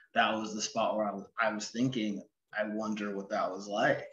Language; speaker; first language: English; native; English